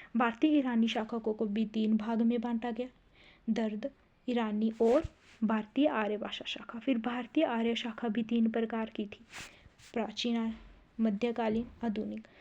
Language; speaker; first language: Hindi; native; Hindi